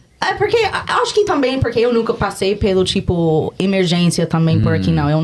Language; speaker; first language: Portuguese; non-native, fluent; English